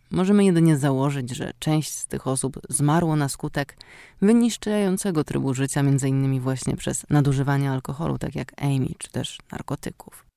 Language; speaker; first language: Polish; native; Polish